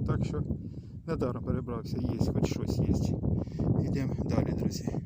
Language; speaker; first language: Ukrainian; native; Ukrainian